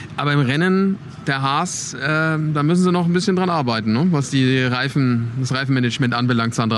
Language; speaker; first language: German; native; German